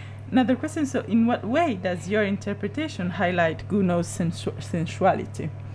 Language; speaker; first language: English; non-native, fluent; Italian